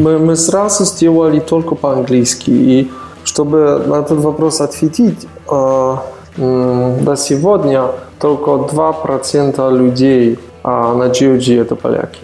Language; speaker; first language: Russian; non-native, learner; Polish